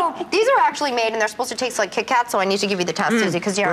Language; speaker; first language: English; native; English